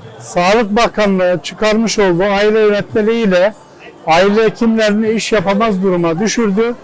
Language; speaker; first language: Turkish; non-native, local second language; Kurdish